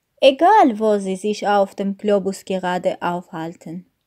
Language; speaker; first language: German; non-native, learner; Armenian